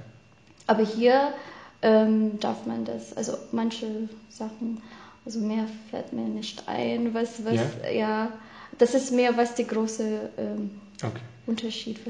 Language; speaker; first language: German; non-native, fluent; Filipino